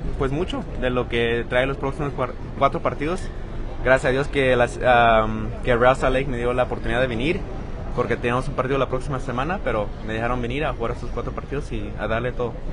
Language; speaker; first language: Spanish; early bilingual, heritage; Spanish